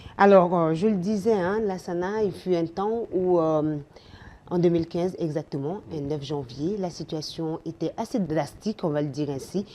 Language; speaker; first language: French; non-native, local second language; Bambara